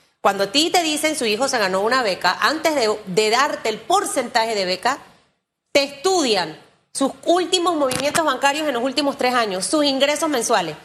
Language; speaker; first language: Spanish; native; Spanish